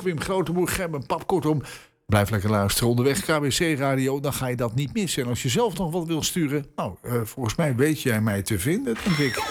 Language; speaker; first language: Dutch; native; Dutch